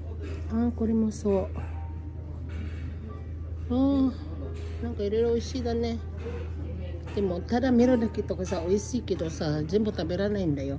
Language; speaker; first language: Japanese; non-native, fluent; Filipino